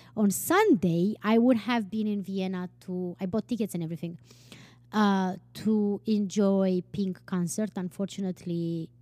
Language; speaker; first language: English; non-native, fluent; Romanian